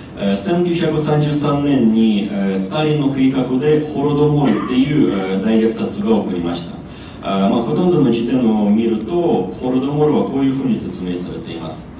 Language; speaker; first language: Japanese; non-native, fluent; Ukrainian